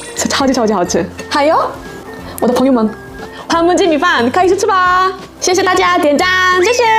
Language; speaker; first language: Chinese; non-native, learner; Korean